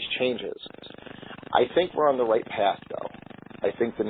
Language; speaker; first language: English; native; English